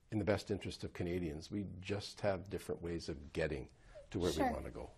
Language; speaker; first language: English; native; English